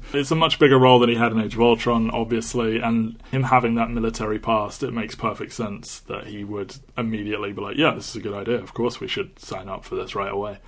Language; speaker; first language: English; native; English